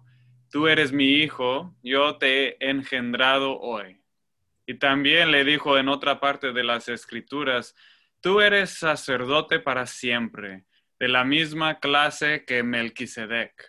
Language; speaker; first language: Spanish; non-native, fluent; English